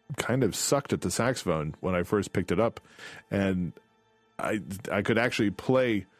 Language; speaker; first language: English; native; English